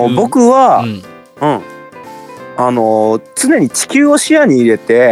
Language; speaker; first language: Japanese; native; Japanese